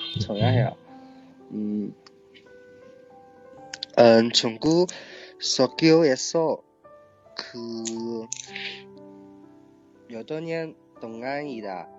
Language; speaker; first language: Korean; non-native, learner; Chinese